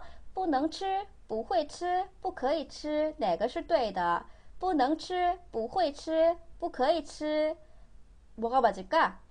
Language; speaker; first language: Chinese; non-native, fluent; Korean